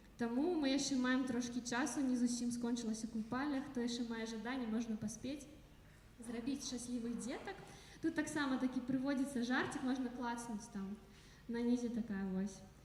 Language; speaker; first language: Belarusian; non-native, local second language; Russian